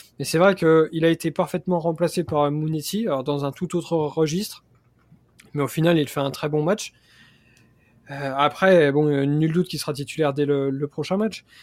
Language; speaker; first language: French; native; French